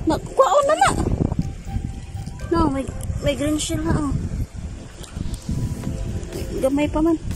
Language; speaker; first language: Filipino; non-native, local second language; Cebuano